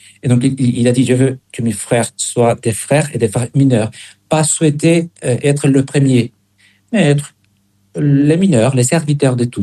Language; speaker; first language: French; non-native, fluent; Spanish